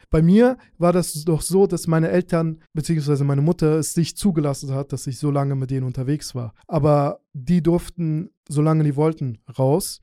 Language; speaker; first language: German; early bilingual, other home language; Russian